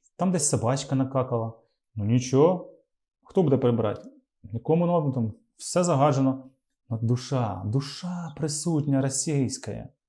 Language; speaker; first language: Ukrainian; native; Ukrainian